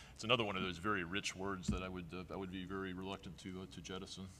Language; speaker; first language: English; native; English